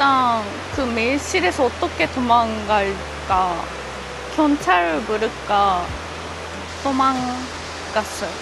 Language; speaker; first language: Korean; non-native, fluent; Japanese